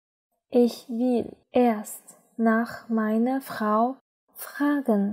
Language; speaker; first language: German; non-native, learner; Chinese